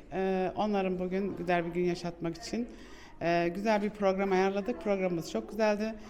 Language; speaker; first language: Turkish; early bilingual, heritage; Turkish